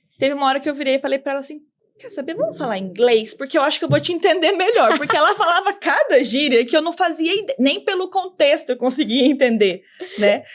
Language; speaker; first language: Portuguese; native; Portuguese